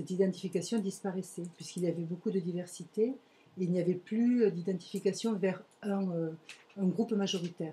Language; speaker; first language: French; native; French